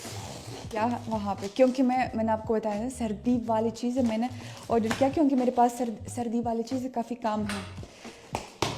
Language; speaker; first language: Hindi; non-native, fluent; Russian